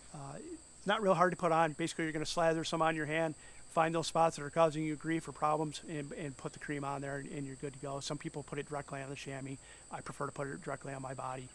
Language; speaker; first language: English; native; English